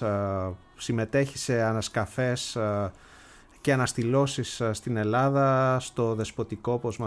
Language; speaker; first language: Greek; native; Greek